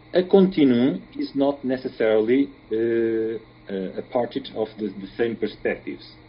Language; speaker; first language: English; non-native, fluent; Portuguese